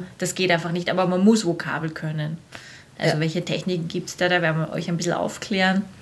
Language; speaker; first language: German; native; German